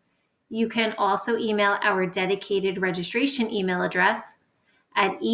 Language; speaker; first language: English; native; English